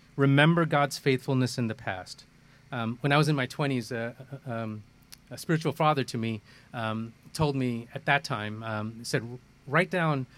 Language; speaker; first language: English; early bilingual, other home language; Malayalam